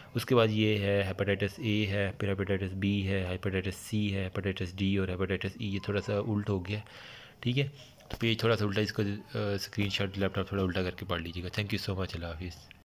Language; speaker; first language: Urdu; native; Urdu